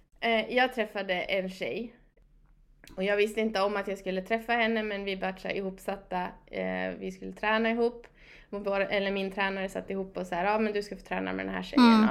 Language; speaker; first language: Swedish; native; Swedish